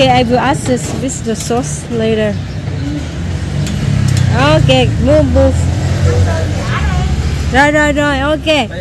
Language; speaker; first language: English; non-native, learner; Vietnamese